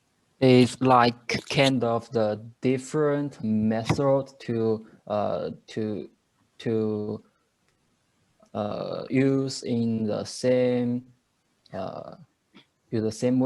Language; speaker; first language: English; non-native, learner; Chinese